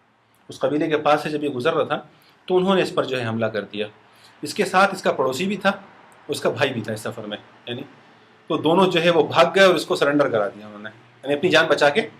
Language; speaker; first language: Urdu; non-native, fluent; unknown